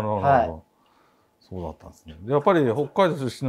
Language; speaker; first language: Japanese; native; Japanese